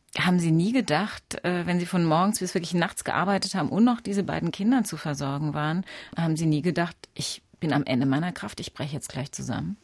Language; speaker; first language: German; native; German